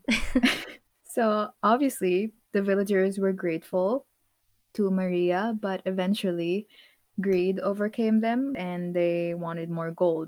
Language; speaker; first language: English; non-native, local second language; Filipino